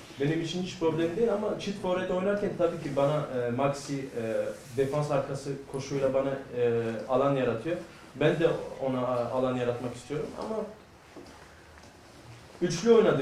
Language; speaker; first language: Turkish; early bilingual, heritage; Turkish